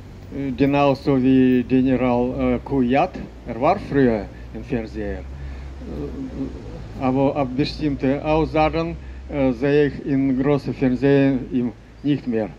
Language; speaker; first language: German; non-native, fluent; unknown